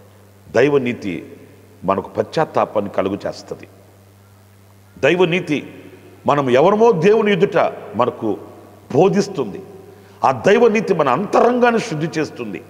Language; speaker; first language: Telugu; native; Telugu